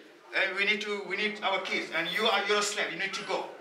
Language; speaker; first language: English; non-native, learner; Wolof